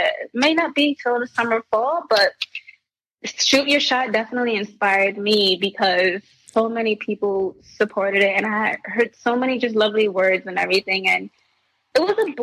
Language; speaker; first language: English; native; English